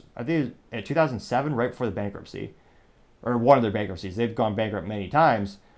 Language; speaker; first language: English; native; English